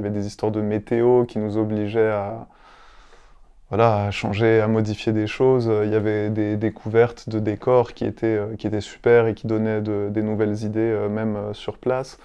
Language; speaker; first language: French; native; French